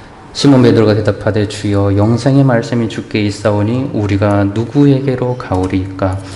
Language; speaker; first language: Korean; native; Korean